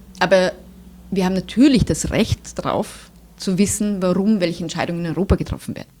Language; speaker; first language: German; native; German